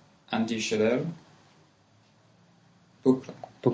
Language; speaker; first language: Arabic; non-native, learner; English